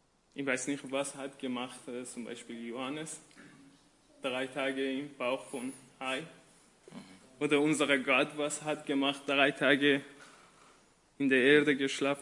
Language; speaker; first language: German; non-native, learner; Persian